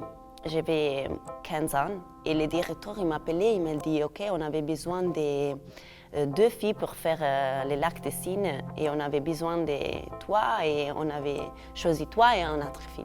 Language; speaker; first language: French; non-native, fluent; Italian